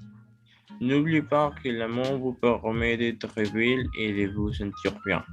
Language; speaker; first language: French; non-native, learner; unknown